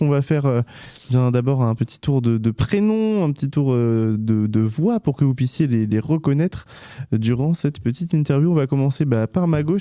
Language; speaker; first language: French; native; French